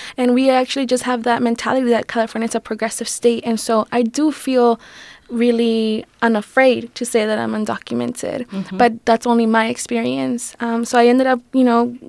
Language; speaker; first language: English; early bilingual, other home language; Spanish